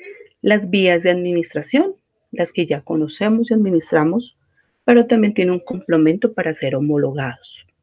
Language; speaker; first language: Spanish; native; Spanish